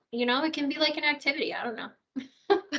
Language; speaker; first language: English; native; English